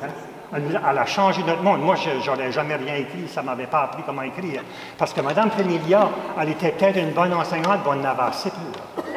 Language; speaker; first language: French; native; French